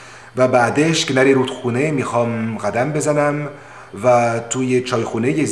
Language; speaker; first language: Persian; non-native, learner; French